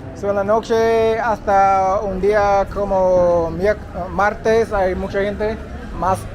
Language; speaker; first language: Spanish; non-native, learner; English